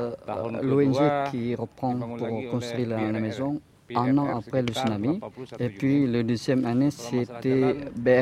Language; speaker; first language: French; non-native, fluent; Indonesian